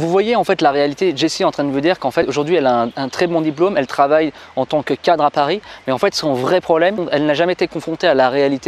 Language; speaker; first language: French; native; French